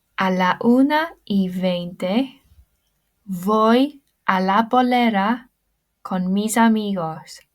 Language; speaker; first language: Spanish; non-native, fluent; English